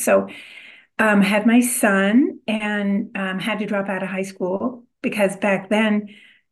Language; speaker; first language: English; native; English